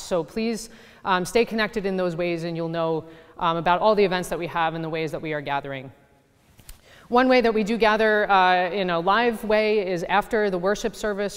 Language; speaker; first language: English; native; English